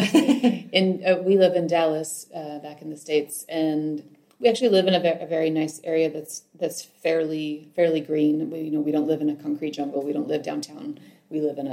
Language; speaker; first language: English; native; English